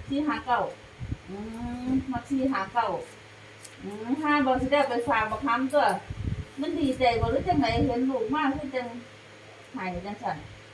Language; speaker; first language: Thai; native; Thai